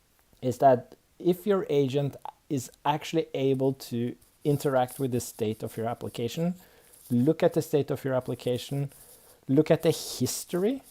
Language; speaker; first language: English; non-native, fluent; Swedish